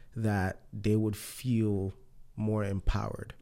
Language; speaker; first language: English; non-native, local second language; Yoruba